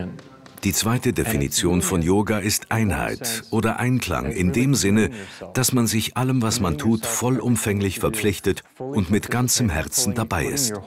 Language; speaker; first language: German; native; German